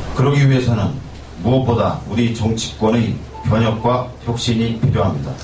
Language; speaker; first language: Korean; native; Korean